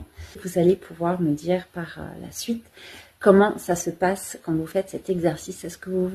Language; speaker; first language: French; native; French